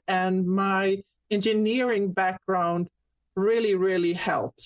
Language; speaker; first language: English; non-native, fluent; Swedish